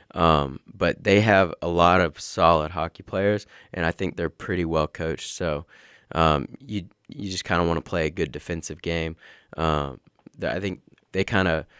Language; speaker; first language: English; native; English